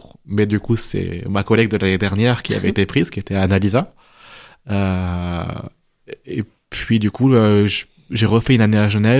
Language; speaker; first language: French; native; French